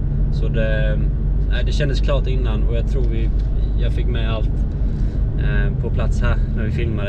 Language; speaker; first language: Swedish; native; Swedish